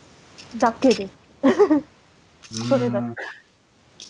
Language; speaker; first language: Japanese; non-native, fluent; Filipino